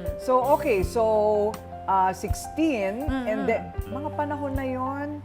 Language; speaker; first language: Filipino; native; Filipino